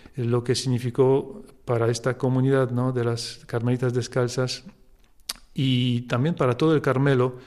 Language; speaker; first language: Spanish; non-native, fluent; Polish